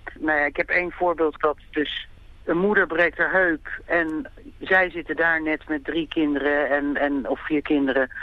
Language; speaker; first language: Dutch; native; Dutch